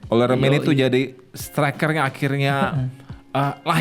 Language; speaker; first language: Indonesian; native; Indonesian